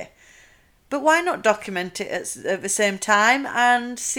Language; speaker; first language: English; native; English